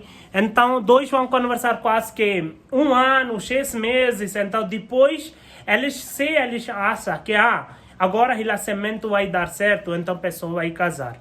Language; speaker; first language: Portuguese; non-native, learner; Hindi